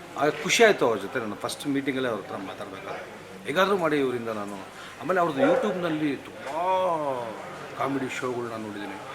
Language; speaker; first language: Kannada; native; Kannada